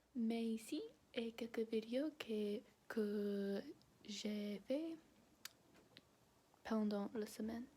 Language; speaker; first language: French; non-native, learner; English